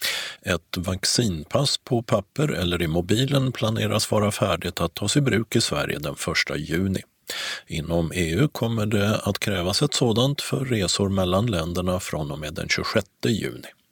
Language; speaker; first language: Swedish; native; Swedish